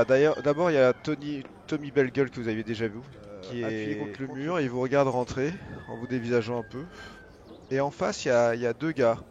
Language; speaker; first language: French; native; French